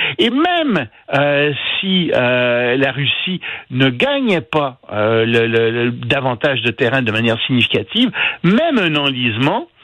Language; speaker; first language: French; native; French